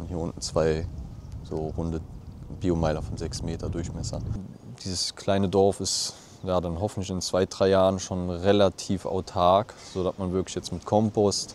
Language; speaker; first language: German; native; German